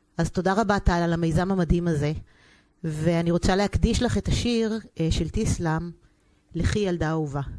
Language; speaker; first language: Hebrew; native; Hebrew